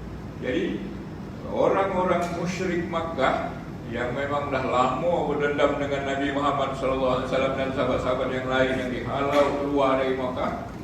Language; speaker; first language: Malay; native; Malay